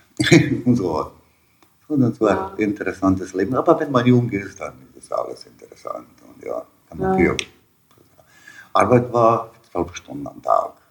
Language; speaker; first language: German; non-native, learner; Bosnian